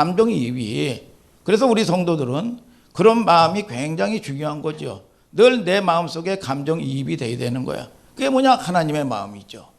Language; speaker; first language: Korean; native; Korean